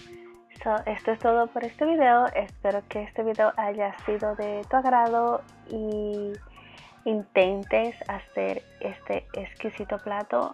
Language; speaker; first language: Spanish; early bilingual, heritage; Spanish